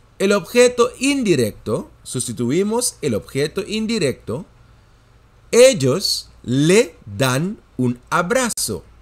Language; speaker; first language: Spanish; non-native, fluent; Dutch